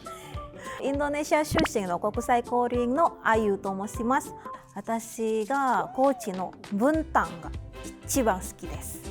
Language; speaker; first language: Japanese; non-native, fluent; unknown